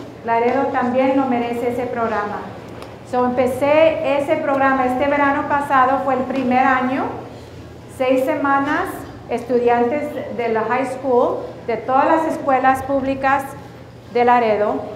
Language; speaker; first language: Spanish; early bilingual, heritage; Spanish